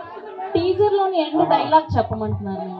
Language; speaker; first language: Telugu; native; Telugu